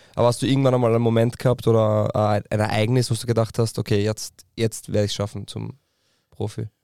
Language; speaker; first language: German; native; German